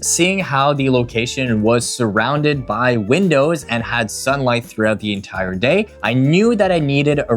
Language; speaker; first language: English; native; English